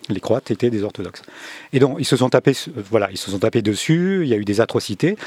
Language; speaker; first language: French; early bilingual, other home language; Vietnamese